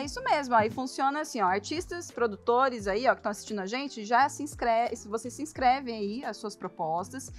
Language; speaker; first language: Portuguese; native; Portuguese